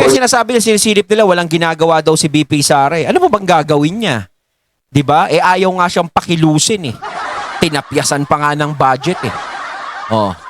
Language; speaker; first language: Filipino; native; Filipino